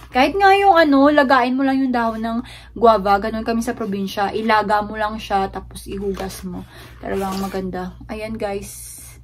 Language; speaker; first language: Filipino; non-native, local second language; Hiligaynon